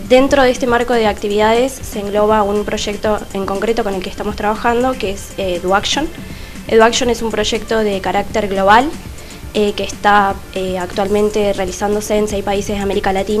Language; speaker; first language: Spanish; native; Spanish